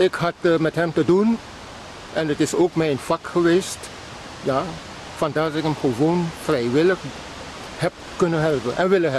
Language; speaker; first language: Dutch; native; Dutch